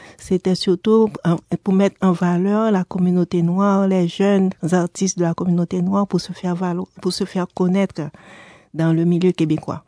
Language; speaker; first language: French; non-native, local second language; Haitian Creole